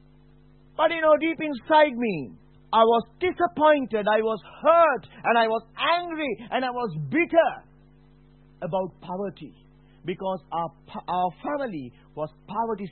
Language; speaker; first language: English; non-native, local second language; Sinhala